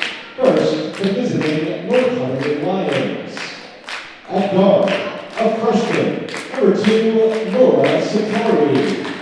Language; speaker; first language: English; native; English